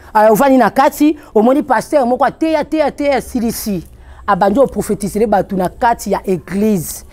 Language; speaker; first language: Lingala; non-native, local second language; Kongo